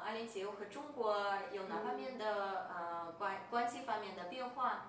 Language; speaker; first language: Chinese; non-native, fluent; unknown